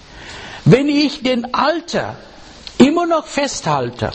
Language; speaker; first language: German; non-native, learner; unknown